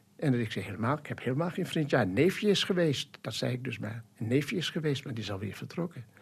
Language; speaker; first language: Dutch; native; Dutch